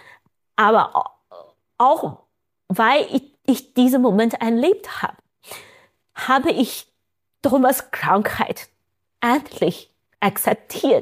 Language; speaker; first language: German; non-native, fluent; Chinese